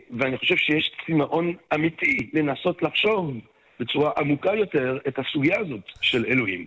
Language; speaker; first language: Hebrew; non-native, fluent; French